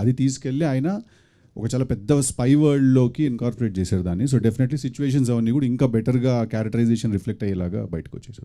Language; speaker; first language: Telugu; native; Telugu